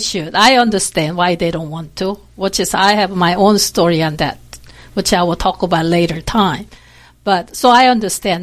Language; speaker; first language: English; non-native, fluent; Korean